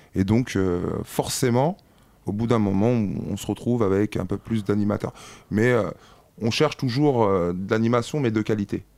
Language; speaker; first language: French; native; French